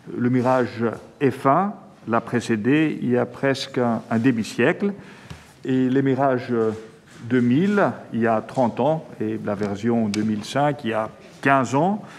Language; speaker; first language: French; non-native, fluent; Greek